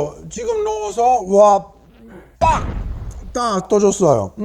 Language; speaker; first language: Korean; non-native, learner; Italian